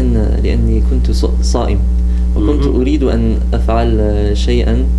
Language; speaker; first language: Arabic; non-native, fluent; French